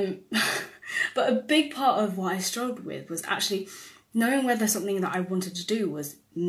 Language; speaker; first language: English; native; English